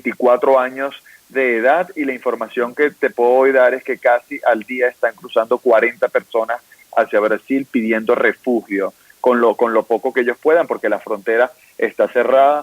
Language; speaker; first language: Spanish; native; Spanish